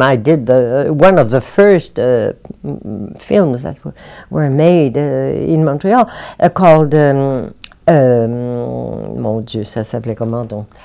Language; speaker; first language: English; non-native, fluent; French